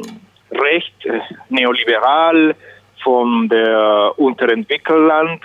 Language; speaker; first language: German; non-native, learner; Spanish